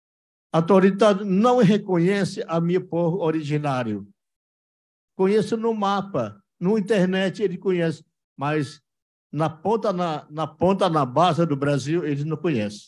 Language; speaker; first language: Portuguese; non-native, local second language; Yanomámi